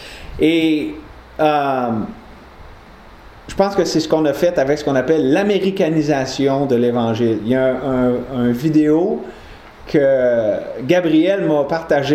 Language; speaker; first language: French; native; French